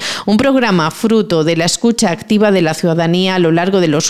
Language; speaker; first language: Spanish; native; Spanish